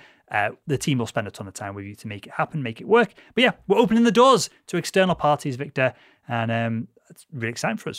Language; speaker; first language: English; native; English